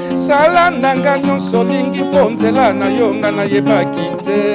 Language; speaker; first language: French; non-native, local second language; Lingala